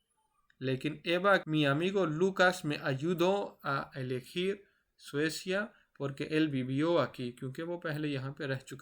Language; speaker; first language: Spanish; non-native, fluent; Urdu